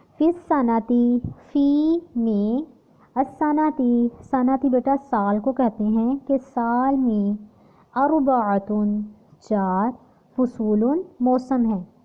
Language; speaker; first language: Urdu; native; Urdu